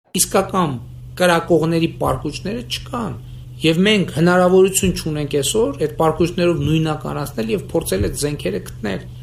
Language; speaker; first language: Armenian; native; Armenian